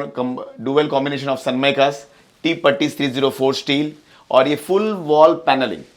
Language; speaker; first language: Hindi; non-native, local second language; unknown